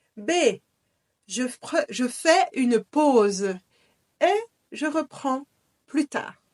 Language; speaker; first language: French; native; French